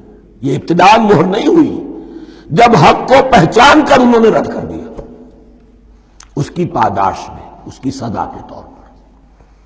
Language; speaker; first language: Urdu; native; Urdu